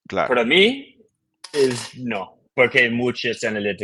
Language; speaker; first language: Spanish; non-native, learner; English